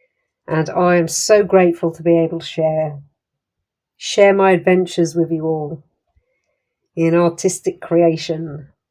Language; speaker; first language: English; native; English